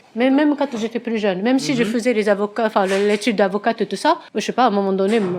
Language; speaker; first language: French; non-native, fluent; Japanese